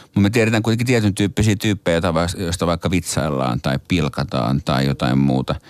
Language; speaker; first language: Finnish; native; Finnish